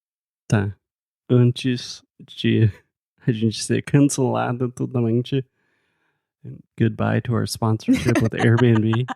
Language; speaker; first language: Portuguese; non-native, fluent; English